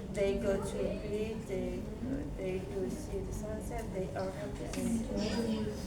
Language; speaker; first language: English; non-native, learner; Indonesian